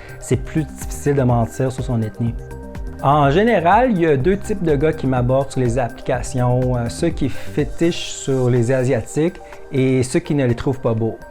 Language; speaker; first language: French; early bilingual, other home language; Vietnamese